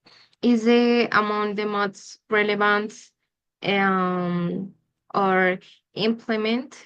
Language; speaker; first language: English; non-native, learner; Spanish